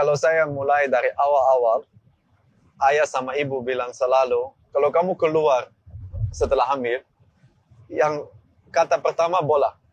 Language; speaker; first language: Indonesian; non-native, learner; Dutch